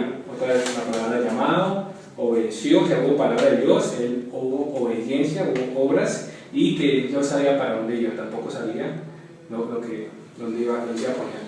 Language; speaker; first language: Spanish; native; Spanish